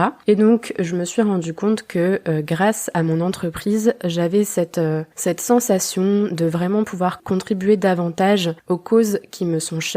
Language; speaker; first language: French; native; French